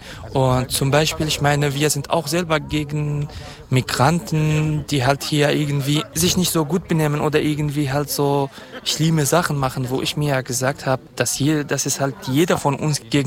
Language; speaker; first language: German; non-native, fluent; Kurdish